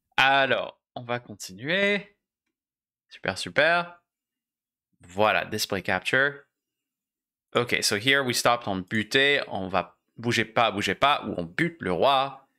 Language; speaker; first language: French; native; French